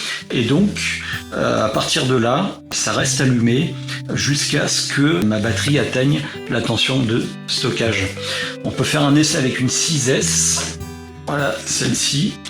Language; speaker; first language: French; native; French